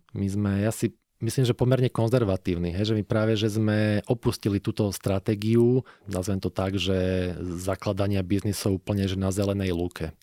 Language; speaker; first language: Slovak; native; Slovak